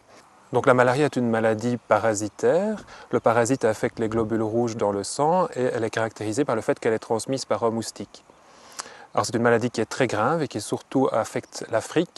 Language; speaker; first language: French; native; French